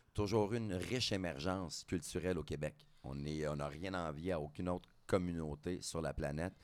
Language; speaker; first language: French; native; French